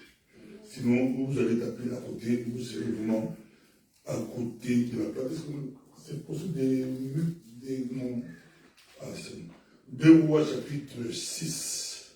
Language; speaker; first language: French; non-native, local second language; Lingala